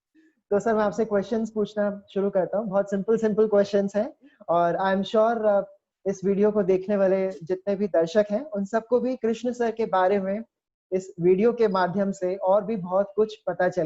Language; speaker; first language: Hindi; native; Hindi